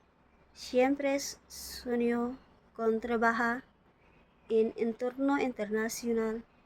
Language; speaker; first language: Spanish; non-native, learner; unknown